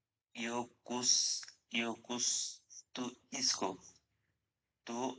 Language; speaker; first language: Italian; non-native, learner; Bangla